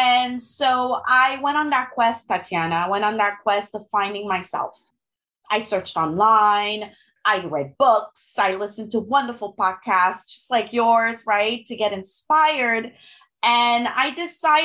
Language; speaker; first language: English; non-native, fluent; French